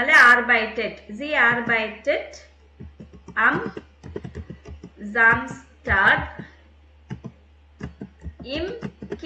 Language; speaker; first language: German; non-native, fluent; Tamil